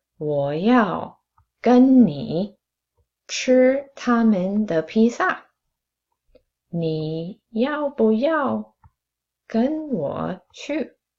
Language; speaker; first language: Chinese; non-native, fluent; English